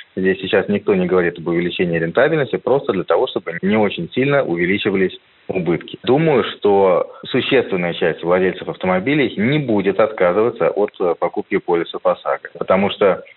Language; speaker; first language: Russian; native; Russian